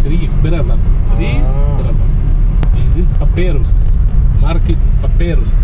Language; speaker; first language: English; non-native, learner; Arabic